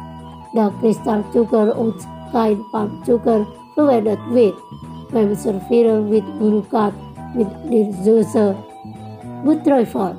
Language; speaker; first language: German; non-native, fluent; Indonesian